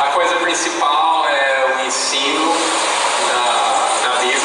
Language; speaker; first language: Portuguese; non-native, fluent; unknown